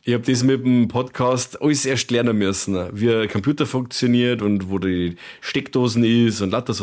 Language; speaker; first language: German; native; German